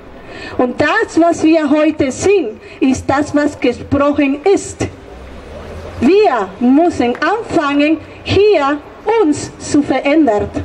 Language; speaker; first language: German; non-native, fluent; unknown